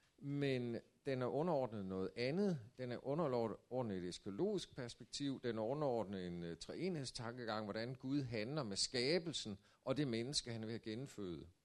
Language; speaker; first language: Danish; native; Danish